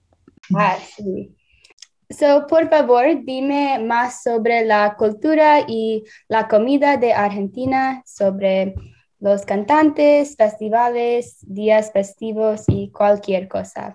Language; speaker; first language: Spanish; non-native, learner; English